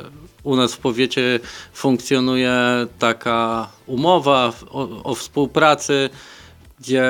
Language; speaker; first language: Polish; native; Polish